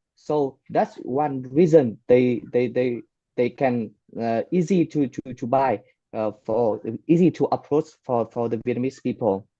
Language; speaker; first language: English; non-native, fluent; Vietnamese